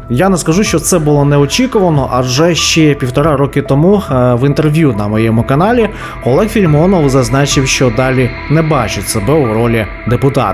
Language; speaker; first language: Ukrainian; native; Ukrainian